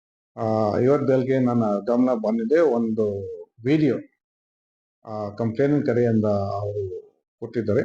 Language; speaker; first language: Kannada; non-native, fluent; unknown